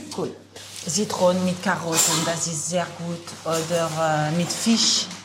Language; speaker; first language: German; non-native, learner; French